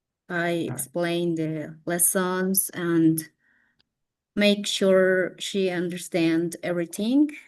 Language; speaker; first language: English; non-native, learner; Spanish